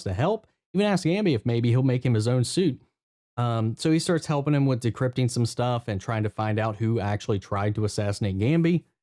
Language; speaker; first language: English; native; English